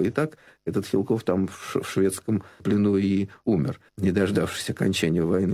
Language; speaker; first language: Russian; native; Russian